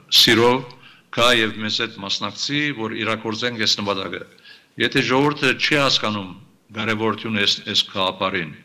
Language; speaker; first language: Armenian; early bilingual, heritage; Armenian